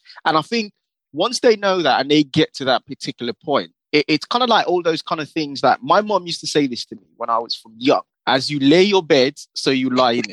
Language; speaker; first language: English; non-native, local second language; Yoruba